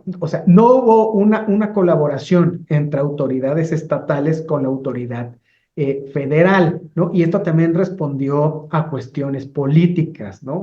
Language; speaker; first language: Spanish; native; Spanish